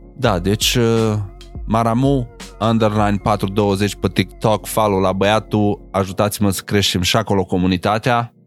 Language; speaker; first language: Romanian; non-native, local second language; Hungarian